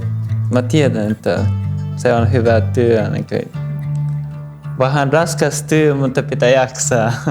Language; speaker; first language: Finnish; non-native, learner; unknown